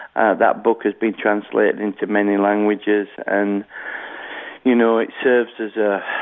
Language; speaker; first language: English; native; English